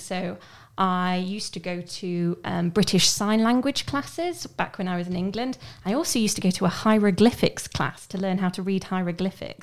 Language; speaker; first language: English; native; English